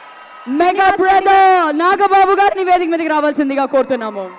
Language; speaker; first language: Telugu; native; Telugu